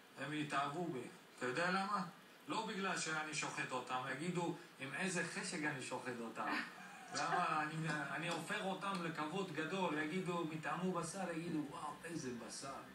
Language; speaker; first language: Hebrew; non-native, fluent; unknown